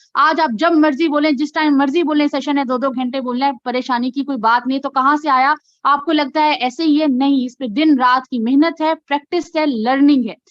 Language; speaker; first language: Urdu; non-native, local second language; Punjabi